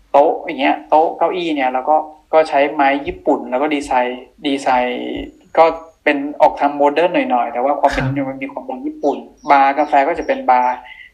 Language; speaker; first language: Thai; non-native, local second language; Akha